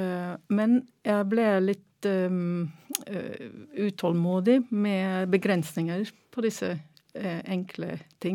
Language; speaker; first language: Norwegian; non-native, fluent; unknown